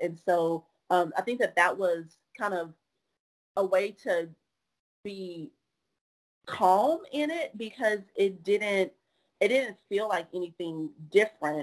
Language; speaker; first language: English; native; English